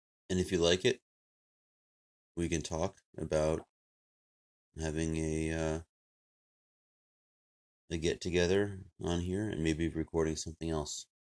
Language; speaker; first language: English; native; English